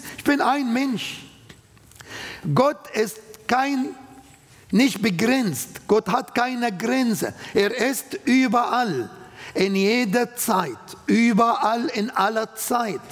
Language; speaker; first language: German; non-native, fluent; Arabic